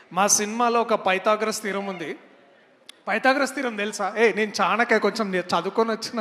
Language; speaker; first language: Telugu; native; Telugu